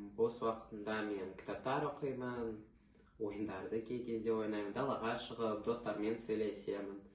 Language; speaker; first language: Kazakh; non-native, local second language; Russian